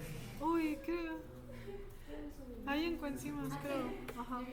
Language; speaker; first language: Spanish; native; Spanish